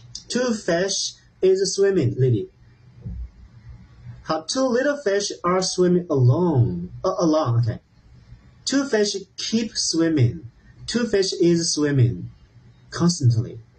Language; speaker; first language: English; non-native, fluent; Chinese